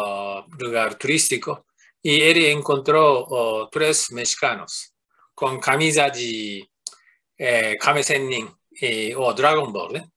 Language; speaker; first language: Spanish; non-native, fluent; Japanese